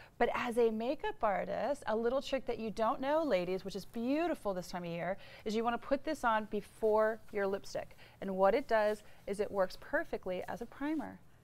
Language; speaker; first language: English; native; English